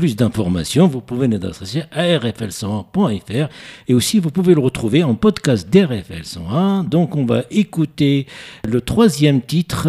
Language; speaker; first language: French; non-native, local second language; Arabic